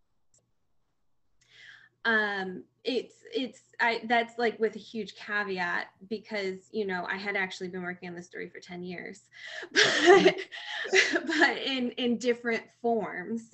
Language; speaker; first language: English; native; English